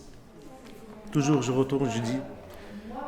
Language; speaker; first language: French; non-native, learner; Arabic